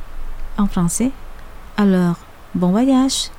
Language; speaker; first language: French; non-native, fluent; Indonesian